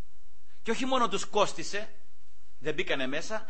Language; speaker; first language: Greek; native; Greek